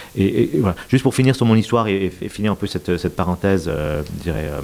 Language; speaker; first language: French; native; French